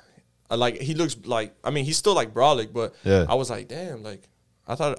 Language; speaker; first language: English; early bilingual, other home language; Spanish